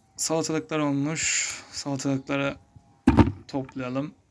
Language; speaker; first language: Turkish; native; Turkish